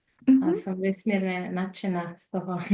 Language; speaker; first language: Slovak; non-native, fluent; Mongolian